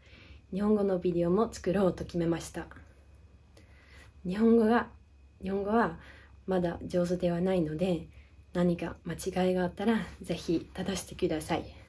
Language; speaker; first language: Japanese; non-native, fluent; Dutch